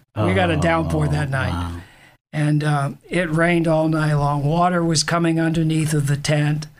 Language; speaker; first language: English; native; English